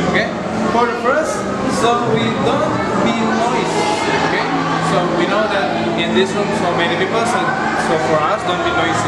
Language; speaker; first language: English; non-native, learner; Indonesian